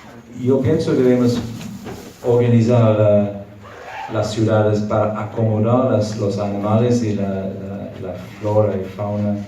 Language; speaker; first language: Spanish; non-native, fluent; English